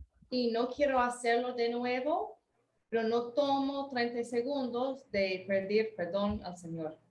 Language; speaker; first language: Spanish; non-native, fluent; English